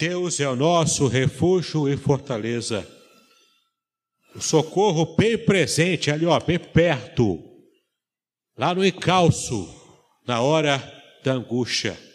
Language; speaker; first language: Portuguese; native; Portuguese